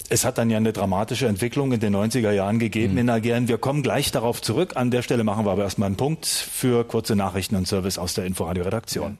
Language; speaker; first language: German; native; German